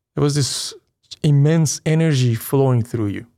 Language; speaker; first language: English; non-native, fluent; Persian